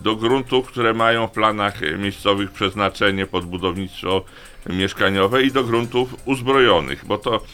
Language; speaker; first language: Polish; native; Polish